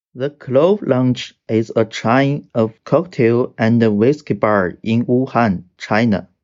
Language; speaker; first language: English; non-native, fluent; Chinese